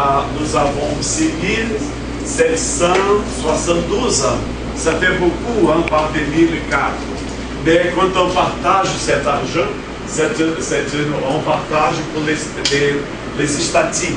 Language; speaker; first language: French; non-native, fluent; Portuguese